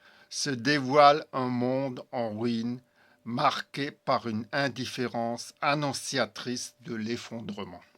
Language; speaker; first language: French; native; French